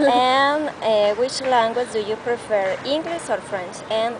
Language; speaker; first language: English; non-native, learner; Spanish